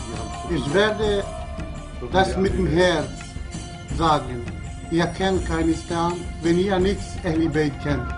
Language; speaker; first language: German; early bilingual, other home language; Albanian